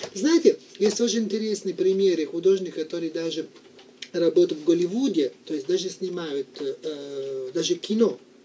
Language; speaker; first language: Russian; non-native, fluent; Italian